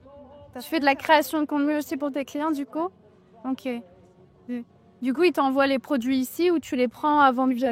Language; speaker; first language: French; native; French